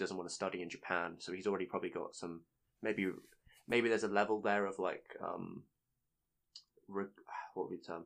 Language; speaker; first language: English; native; English